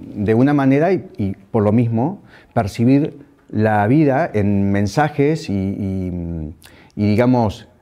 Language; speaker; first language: Spanish; native; Spanish